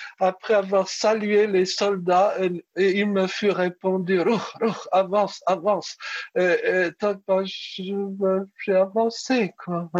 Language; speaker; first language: French; early bilingual, other home language; Czech